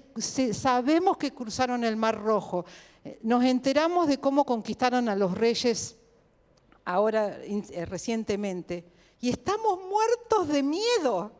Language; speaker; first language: Spanish; native; Spanish